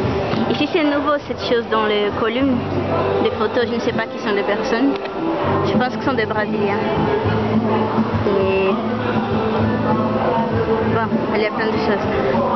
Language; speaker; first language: French; non-native, learner; Portuguese